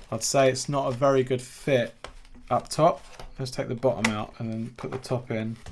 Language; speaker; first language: English; native; English